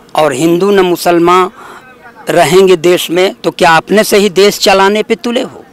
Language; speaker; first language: Hindi; native; Hindi